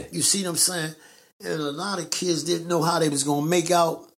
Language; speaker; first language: English; native; English